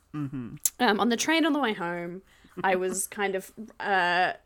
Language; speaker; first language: English; native; English